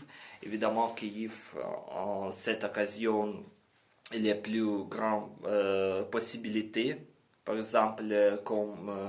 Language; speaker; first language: French; non-native, learner; Ukrainian